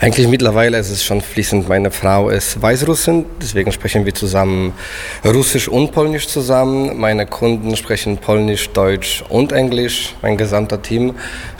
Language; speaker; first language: German; non-native, fluent; Polish